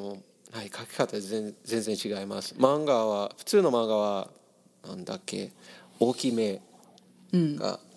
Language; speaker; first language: Japanese; non-native, learner; English